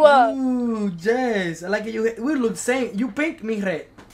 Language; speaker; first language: English; non-native, learner; Spanish